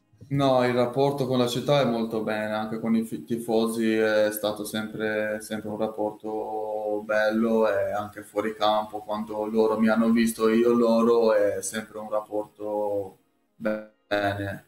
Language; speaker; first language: Italian; non-native, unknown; Albanian